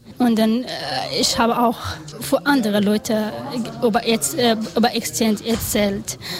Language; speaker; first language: German; non-native, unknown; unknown